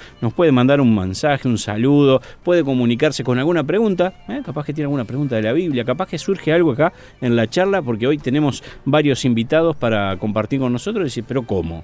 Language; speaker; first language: Spanish; native; Spanish